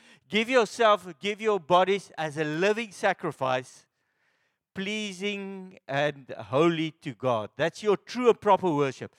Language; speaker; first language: English; non-native, local second language; Afrikaans